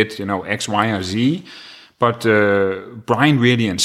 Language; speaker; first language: English; non-native, fluent; Danish